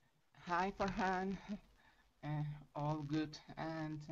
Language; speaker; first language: English; non-native, learner; Spanish